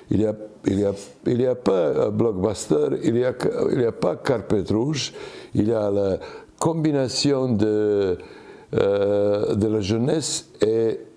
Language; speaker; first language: French; non-native, learner; Serbian